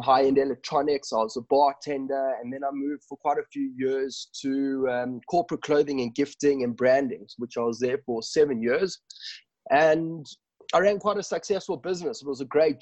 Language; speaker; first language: English; native; English